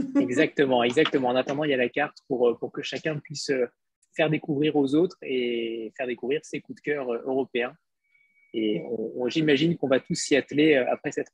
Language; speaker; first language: French; native; French